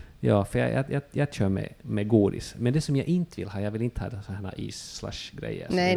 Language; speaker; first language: Swedish; non-native, local second language; Finnish